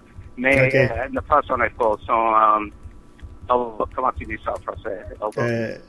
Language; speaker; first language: French; non-native, learner; English